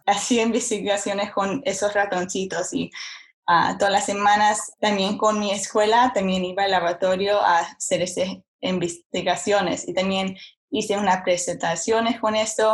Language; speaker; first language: Spanish; early bilingual, heritage; Spanish